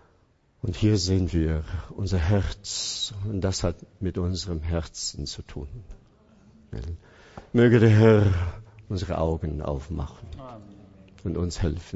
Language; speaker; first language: German; non-native, fluent; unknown